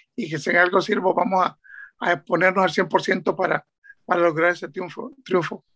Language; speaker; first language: Spanish; native; Spanish